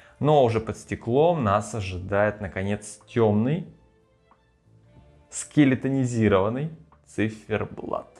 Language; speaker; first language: Russian; native; Russian